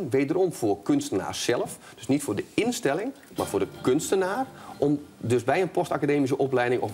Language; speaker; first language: Dutch; native; Dutch